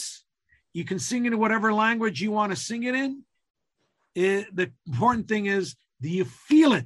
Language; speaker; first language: English; non-native, fluent; Italian